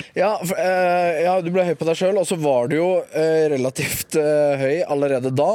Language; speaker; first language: Norwegian; native; Norwegian